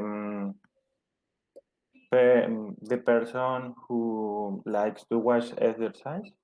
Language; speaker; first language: English; non-native, learner; Spanish